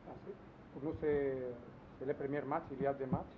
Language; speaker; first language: French; non-native, learner; Spanish